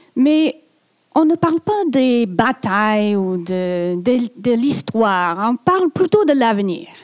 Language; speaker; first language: French; non-native, fluent; English